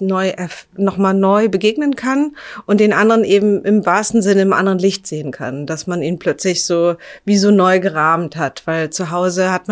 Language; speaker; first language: German; native; German